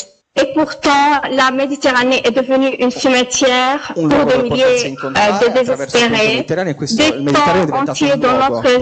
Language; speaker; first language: French; non-native, local second language; Arabic